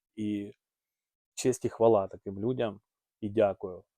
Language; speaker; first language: Ukrainian; non-native, local second language; Russian